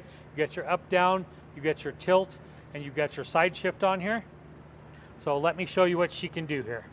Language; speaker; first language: English; native; English